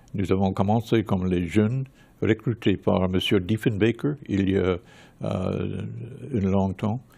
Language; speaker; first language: French; non-native, fluent; English